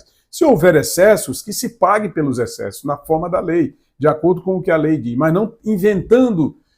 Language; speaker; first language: Portuguese; native; Portuguese